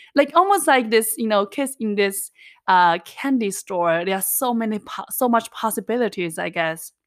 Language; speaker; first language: English; non-native, fluent; Chinese